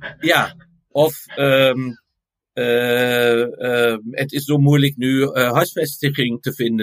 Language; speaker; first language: Dutch; non-native, fluent; German